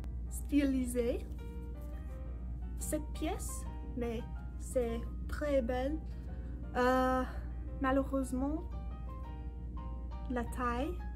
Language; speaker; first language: French; non-native, learner; English